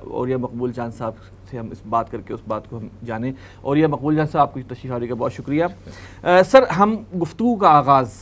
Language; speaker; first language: Hindi; native; Hindi